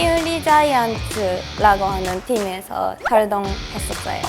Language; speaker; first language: Korean; non-native, learner; Japanese